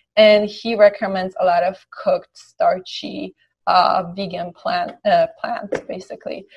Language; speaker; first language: English; early bilingual, other home language; Polish